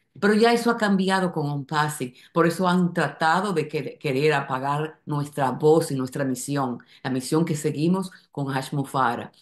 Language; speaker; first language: Spanish; native; Spanish